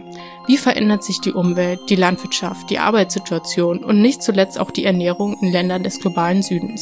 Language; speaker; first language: German; native; German